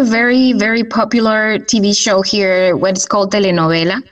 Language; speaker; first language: English; non-native, fluent; Spanish